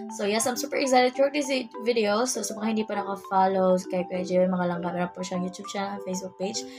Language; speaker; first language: Filipino; non-native, local second language; Cebuano